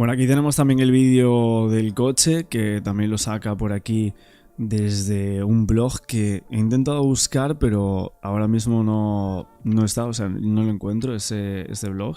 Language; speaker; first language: Spanish; native; Spanish